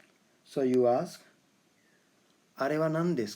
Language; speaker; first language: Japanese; non-native, fluent; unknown